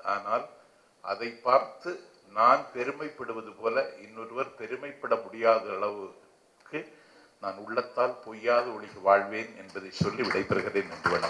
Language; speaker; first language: Tamil; native; Tamil